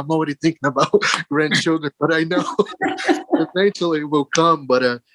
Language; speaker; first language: English; early bilingual, other home language; Portuguese